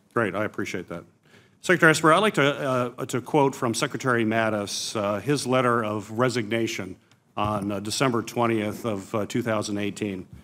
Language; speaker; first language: English; native; English